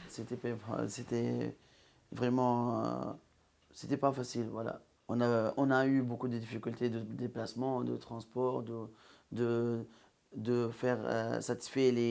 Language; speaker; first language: French; non-native, local second language; Arabic